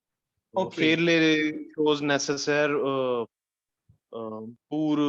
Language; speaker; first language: French; non-native, learner; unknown